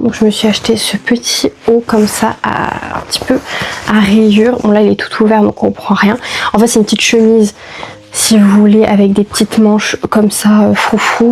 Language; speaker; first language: French; native; French